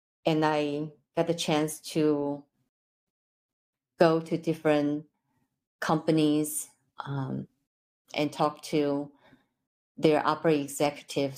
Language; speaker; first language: English; non-native, fluent; Chinese